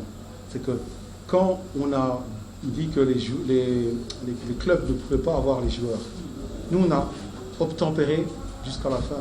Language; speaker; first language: French; native; French